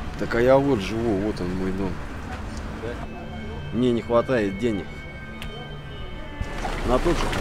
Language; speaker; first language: Russian; native; Russian